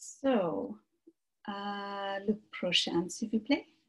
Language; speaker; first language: French; non-native, learner; English